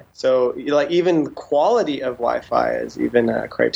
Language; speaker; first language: English; native; English